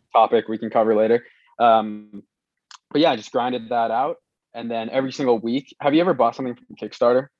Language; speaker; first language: English; non-native, local second language; Cantonese